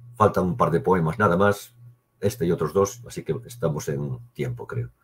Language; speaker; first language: Spanish; native; Spanish